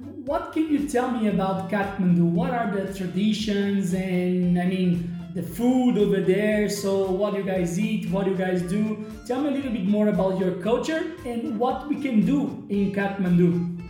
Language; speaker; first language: English; non-native, fluent; Portuguese